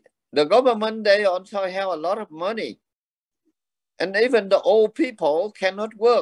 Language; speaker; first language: English; non-native, learner; Vietnamese